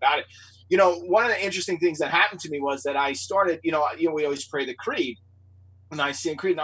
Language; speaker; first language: English; native; English